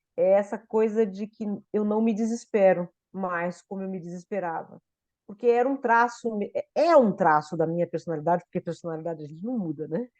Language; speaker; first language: Portuguese; native; Portuguese